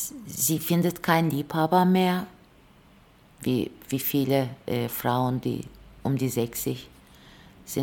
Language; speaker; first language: German; non-native, fluent; Turkish